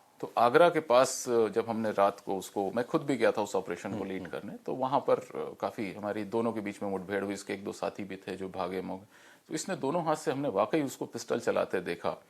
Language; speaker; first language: Hindi; native; Hindi